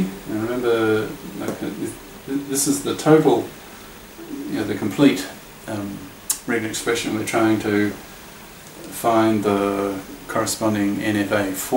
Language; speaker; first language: English; native; English